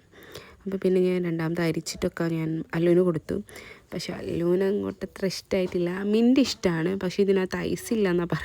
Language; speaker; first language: Malayalam; native; Malayalam